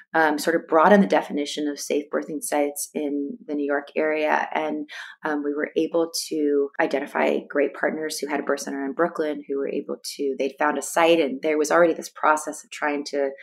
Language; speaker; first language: English; native; English